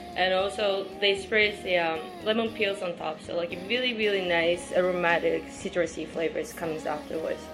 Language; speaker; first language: English; non-native, fluent; Japanese